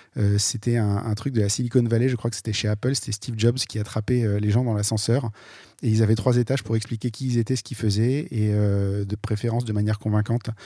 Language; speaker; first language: French; native; French